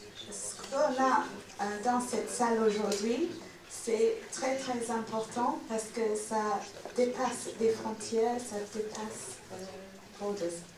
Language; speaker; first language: French; non-native, fluent; English